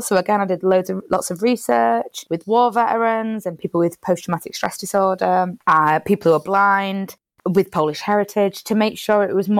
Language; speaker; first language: English; native; English